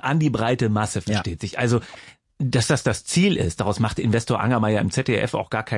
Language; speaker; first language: German; native; German